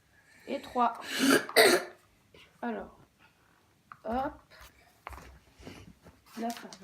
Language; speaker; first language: French; native; French